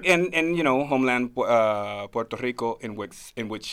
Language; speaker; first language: English; non-native, fluent; Spanish